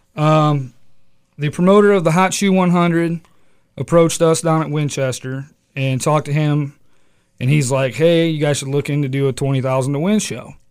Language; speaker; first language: English; native; English